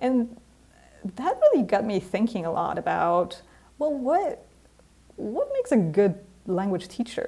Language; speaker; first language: English; non-native, fluent; Polish